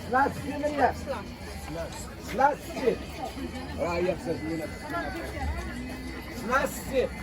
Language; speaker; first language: Arabic; native; Arabic